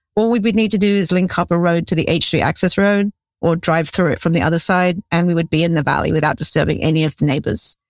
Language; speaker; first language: English; native; English